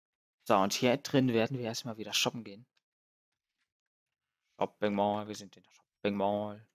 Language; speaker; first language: German; native; German